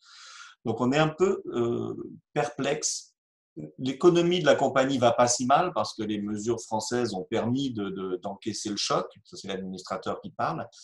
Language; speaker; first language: French; native; French